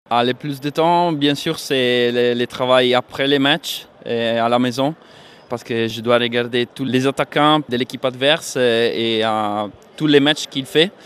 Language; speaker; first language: French; non-native, fluent; Italian